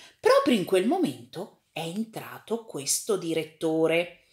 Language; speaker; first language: Italian; native; Italian